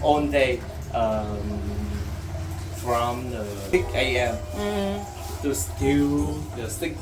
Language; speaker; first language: English; non-native, learner; Vietnamese